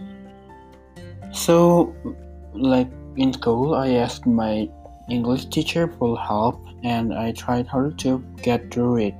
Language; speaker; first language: English; non-native, learner; Korean